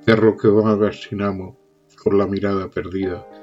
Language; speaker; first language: Spanish; non-native, local second language; Catalan